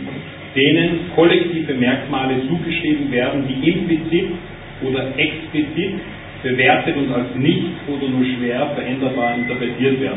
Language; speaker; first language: German; native; German